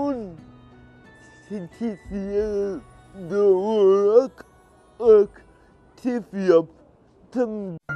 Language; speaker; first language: Turkish; native; Turkish